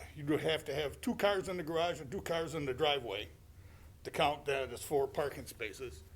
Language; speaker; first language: English; native; English